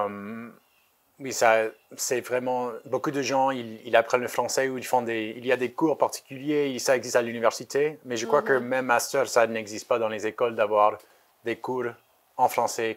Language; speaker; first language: French; native; French